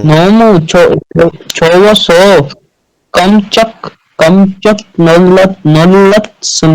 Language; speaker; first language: Korean; non-native, learner; Urdu